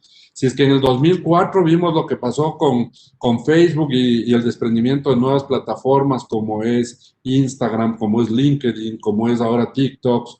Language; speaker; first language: Spanish; native; Spanish